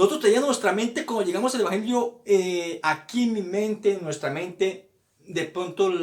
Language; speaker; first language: Spanish; native; Spanish